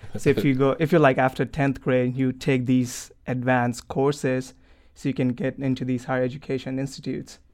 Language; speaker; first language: English; non-native, local second language; Hindi